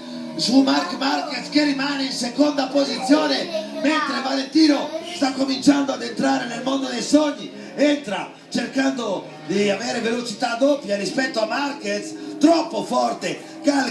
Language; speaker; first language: Italian; native; Italian